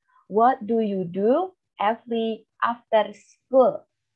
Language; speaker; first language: English; non-native, fluent; Indonesian